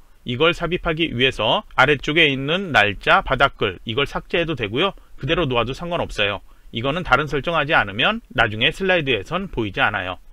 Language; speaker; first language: Korean; native; Korean